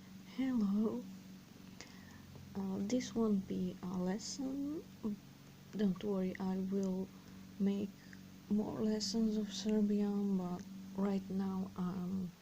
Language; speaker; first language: English; non-native, fluent; Serbian